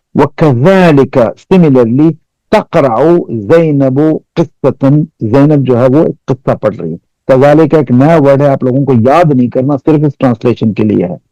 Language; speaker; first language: Urdu; non-native, local second language; Pashto